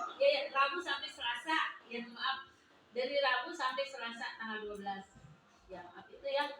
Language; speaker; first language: Indonesian; non-native, local second language; Sundanese